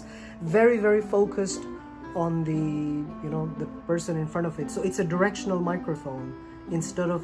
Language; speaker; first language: English; native; English